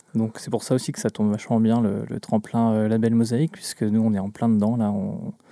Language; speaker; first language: French; native; French